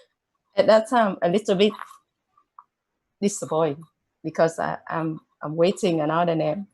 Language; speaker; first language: English; non-native, learner; Vietnamese